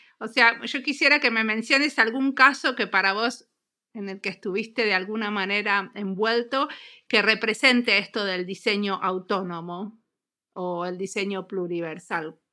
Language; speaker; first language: Spanish; native; Spanish